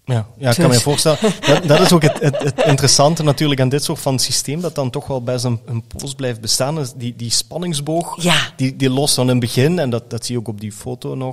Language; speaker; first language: Dutch; native; Dutch